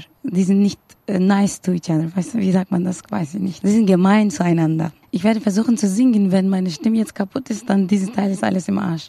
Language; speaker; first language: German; non-native, learner; Kurdish